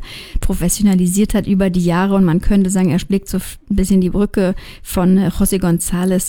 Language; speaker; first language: German; native; German